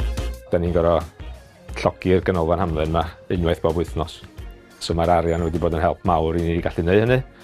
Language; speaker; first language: Welsh; native; Welsh